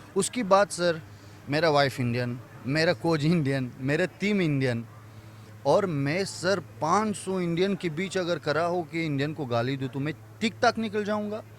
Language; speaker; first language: Hindi; non-native, fluent; Persian